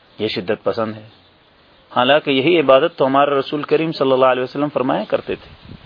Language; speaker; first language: Urdu; native; Urdu